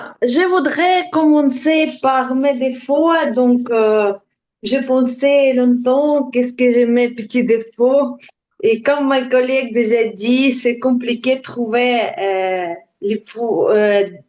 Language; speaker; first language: French; non-native, learner; Ukrainian